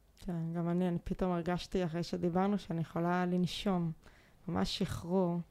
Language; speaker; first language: Hebrew; native; Hebrew